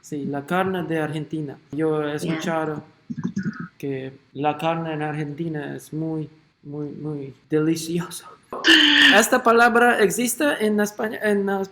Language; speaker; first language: Spanish; non-native, learner; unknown